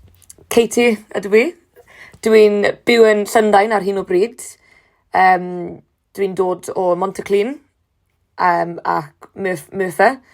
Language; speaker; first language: Welsh; non-native, learner; English